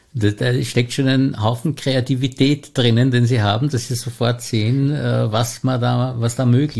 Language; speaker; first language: German; native; German